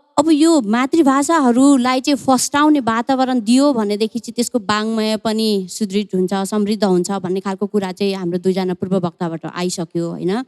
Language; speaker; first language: Nepali; non-native, local second language; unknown